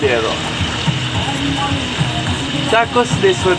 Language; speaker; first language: Spanish; non-native, learner; Italian